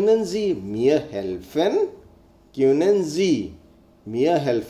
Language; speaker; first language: German; non-native, fluent; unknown